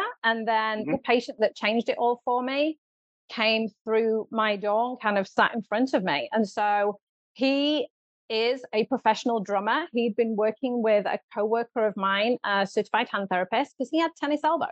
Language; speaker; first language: English; native; English